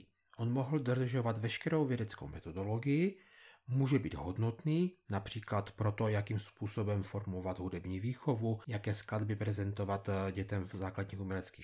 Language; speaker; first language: Czech; native; Czech